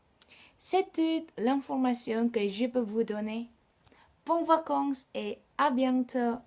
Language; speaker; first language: French; non-native, learner; Indonesian